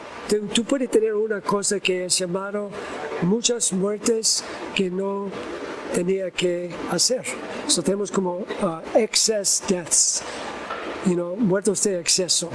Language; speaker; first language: Spanish; non-native, learner; English